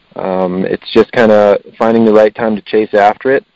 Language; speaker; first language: English; native; English